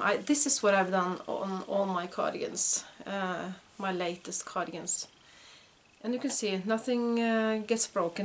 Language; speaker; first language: English; non-native, fluent; Norwegian